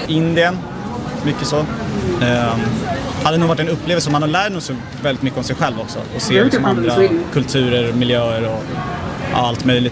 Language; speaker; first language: Swedish; native; Swedish